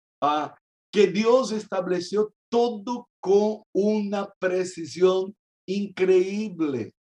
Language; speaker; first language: Spanish; non-native, fluent; Portuguese